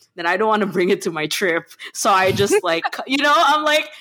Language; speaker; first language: English; non-native, local second language; Filipino